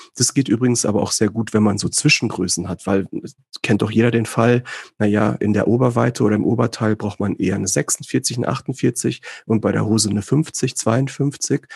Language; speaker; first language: German; early bilingual, other home language; Greek